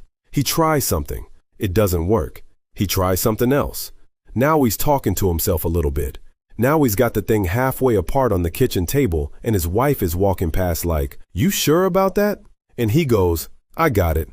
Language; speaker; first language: English; native; English